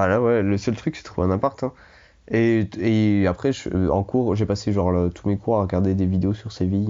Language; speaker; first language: French; native; French